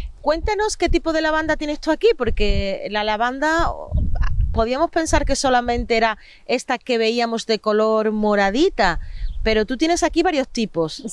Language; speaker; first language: Spanish; native; Spanish